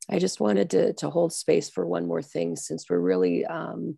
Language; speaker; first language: English; native; English